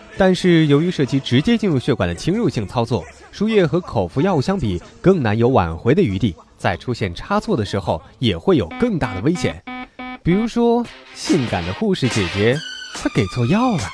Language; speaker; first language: Chinese; native; Chinese